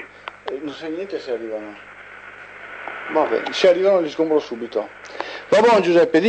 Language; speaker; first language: Italian; native; Italian